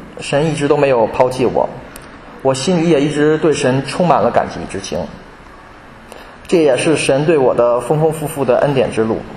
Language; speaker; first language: Chinese; native; Chinese